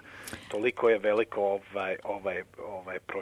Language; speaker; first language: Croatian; early bilingual, heritage; English